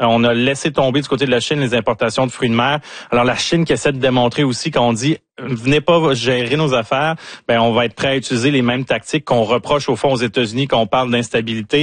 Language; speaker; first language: French; native; French